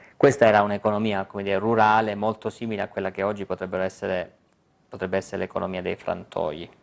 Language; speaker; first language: Italian; native; Italian